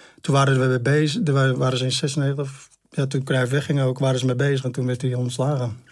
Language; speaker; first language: Dutch; native; Dutch